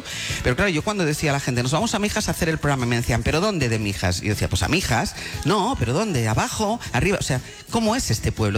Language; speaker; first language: Spanish; native; Spanish